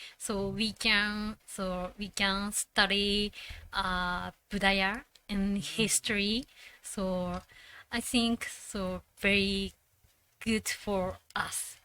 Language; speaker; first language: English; non-native, learner; Japanese